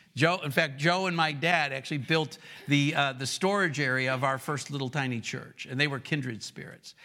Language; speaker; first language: English; native; English